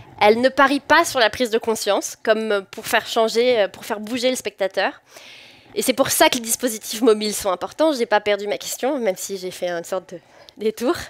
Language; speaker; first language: French; native; French